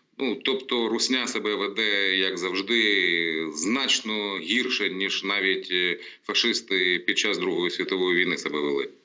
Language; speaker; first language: Ukrainian; non-native, local second language; Russian